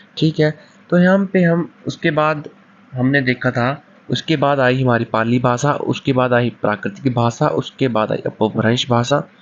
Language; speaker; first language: Hindi; native; Hindi